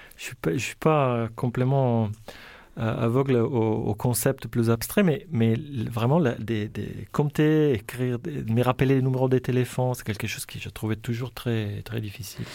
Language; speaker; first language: French; non-native, fluent; Italian